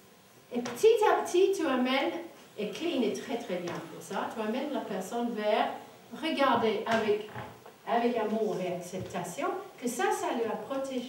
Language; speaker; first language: French; non-native, fluent; English